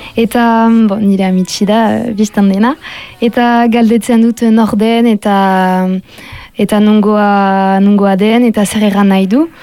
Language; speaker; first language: Basque; non-native, local second language; French